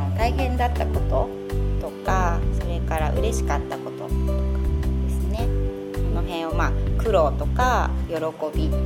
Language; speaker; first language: Japanese; native; Japanese